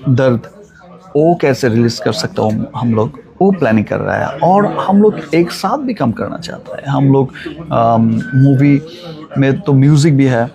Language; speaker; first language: Hindi; non-native, learner; Bangla